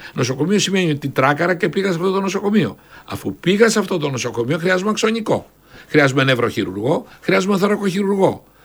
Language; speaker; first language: Greek; native; Greek